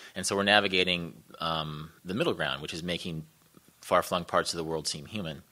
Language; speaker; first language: English; native; English